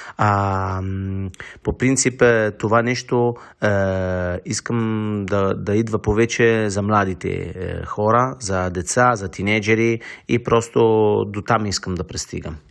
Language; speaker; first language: Bulgarian; non-native, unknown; Italian